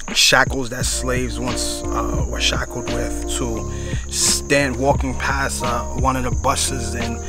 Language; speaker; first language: English; native; English